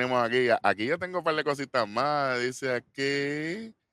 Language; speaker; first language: Spanish; native; Spanish